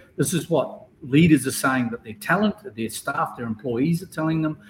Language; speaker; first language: English; native; English